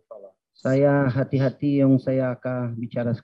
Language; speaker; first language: Indonesian; non-native, fluent; Portuguese